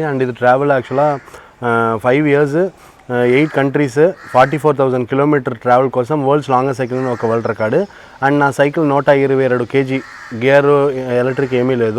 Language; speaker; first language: Telugu; non-native, learner; Tamil